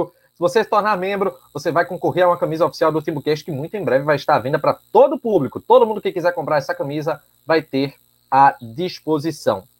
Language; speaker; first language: Portuguese; native; Portuguese